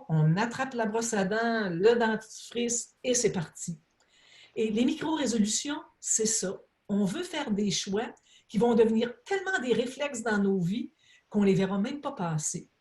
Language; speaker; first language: French; native; French